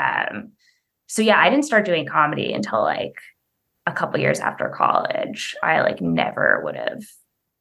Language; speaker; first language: English; native; English